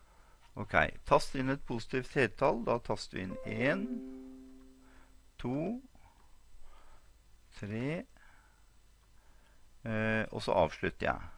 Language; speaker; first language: Norwegian; native; Norwegian